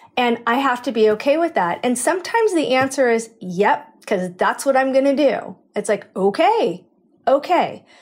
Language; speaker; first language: English; native; English